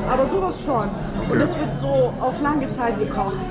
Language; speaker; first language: German; early bilingual, other home language; Arabic